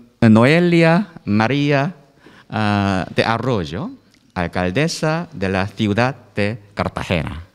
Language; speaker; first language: Spanish; non-native, learner; Korean